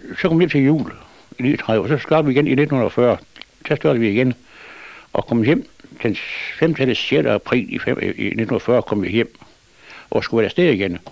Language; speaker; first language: Danish; native; Danish